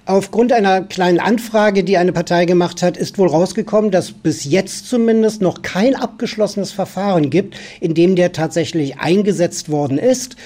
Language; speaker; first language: German; native; German